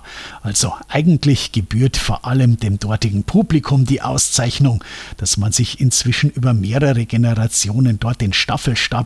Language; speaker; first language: German; native; German